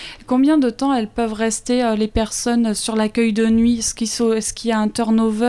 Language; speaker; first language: French; native; French